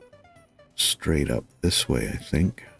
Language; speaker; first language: English; native; English